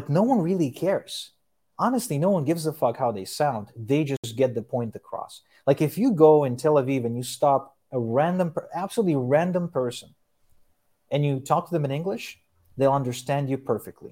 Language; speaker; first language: English; early bilingual, other home language; Ukrainian